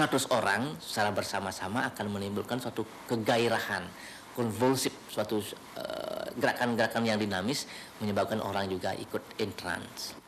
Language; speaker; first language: Indonesian; native; Indonesian